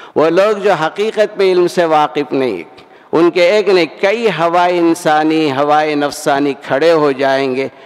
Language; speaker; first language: Urdu; native; Urdu